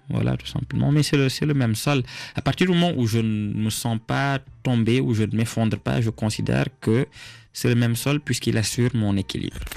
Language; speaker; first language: French; non-native, local second language; Serer